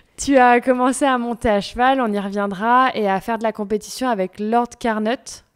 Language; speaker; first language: French; native; French